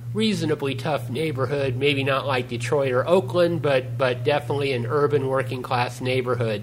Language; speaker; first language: English; native; English